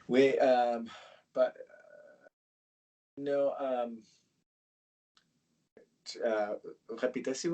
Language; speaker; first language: French; non-native, learner; English